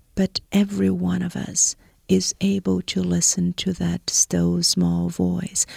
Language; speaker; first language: English; non-native, fluent; Portuguese